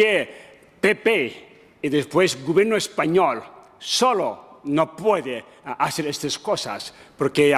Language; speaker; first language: Spanish; non-native, learner; Tibetan